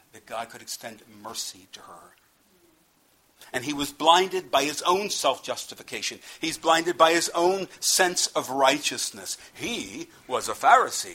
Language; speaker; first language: English; native; English